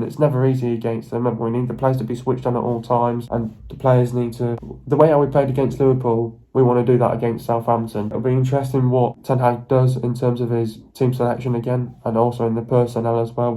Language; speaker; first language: English; native; English